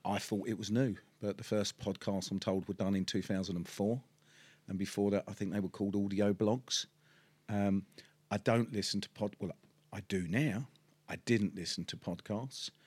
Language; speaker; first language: English; native; English